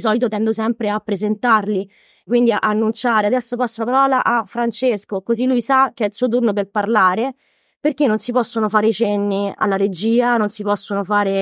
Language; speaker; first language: Italian; native; Italian